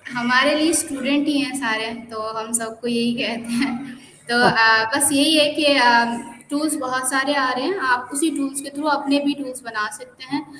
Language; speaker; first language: Urdu; non-native, local second language; Sindhi